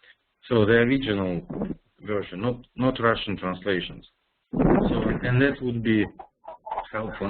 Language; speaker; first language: English; non-native, fluent; Russian